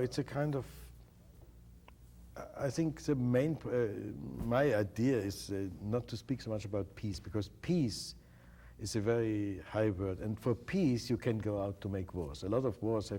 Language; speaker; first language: English; non-native, fluent; German